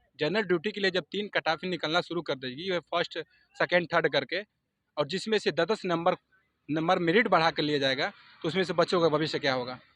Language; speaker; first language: Hindi; non-native, local second language; Assamese